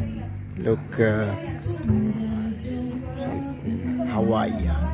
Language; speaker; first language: English; non-native, learner; Italian